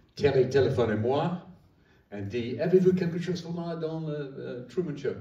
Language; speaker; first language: French; non-native, learner; English